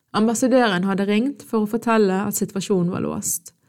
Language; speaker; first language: Norwegian; early bilingual, other home language; Arabic